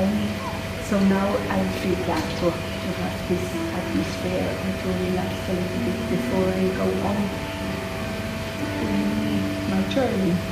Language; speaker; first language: English; non-native, fluent; French